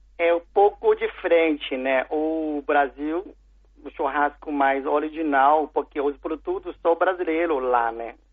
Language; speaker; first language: Portuguese; non-native, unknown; Chinese